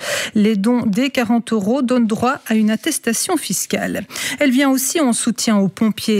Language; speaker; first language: French; native; French